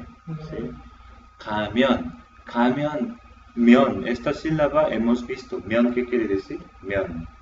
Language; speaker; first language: Spanish; non-native, fluent; Korean